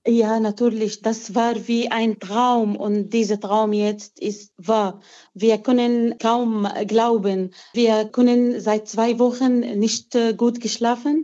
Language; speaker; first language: German; non-native, fluent; Arabic